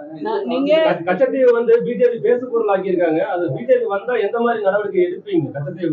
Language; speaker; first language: Tamil; native; Tamil